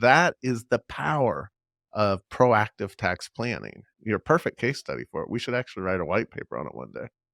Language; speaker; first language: English; native; English